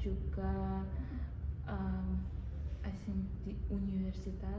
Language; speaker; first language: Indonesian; non-native, learner; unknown